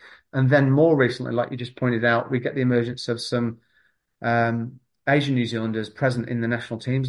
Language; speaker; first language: English; native; English